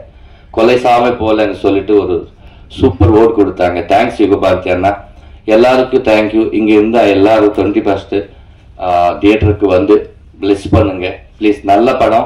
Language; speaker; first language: Tamil; non-native, learner; Telugu